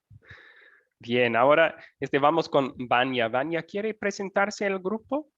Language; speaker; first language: Spanish; non-native, fluent; English